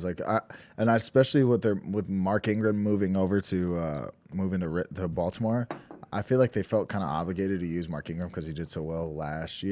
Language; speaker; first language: English; native; English